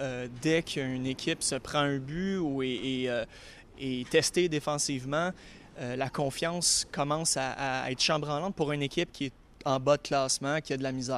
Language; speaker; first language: French; native; French